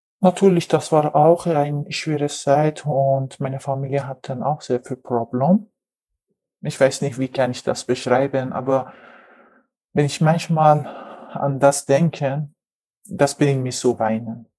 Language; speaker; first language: German; non-native, learner; Persian